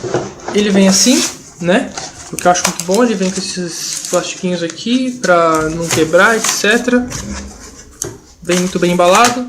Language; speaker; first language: Portuguese; native; Portuguese